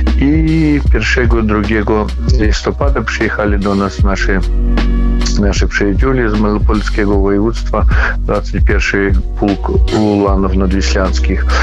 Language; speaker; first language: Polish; non-native, learner; Ukrainian